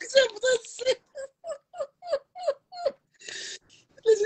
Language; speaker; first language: Arabic; native; Arabic